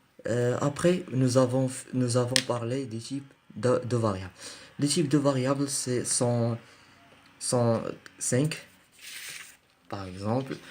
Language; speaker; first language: French; non-native, learner; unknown